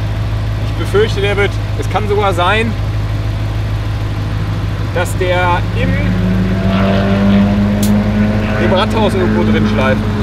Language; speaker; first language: German; native; German